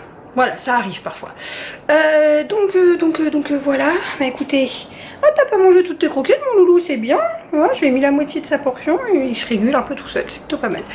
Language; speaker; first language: French; native; French